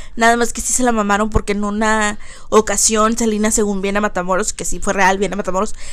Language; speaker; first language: Spanish; early bilingual, heritage; Spanish